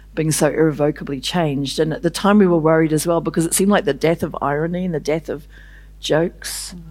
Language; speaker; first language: English; native; English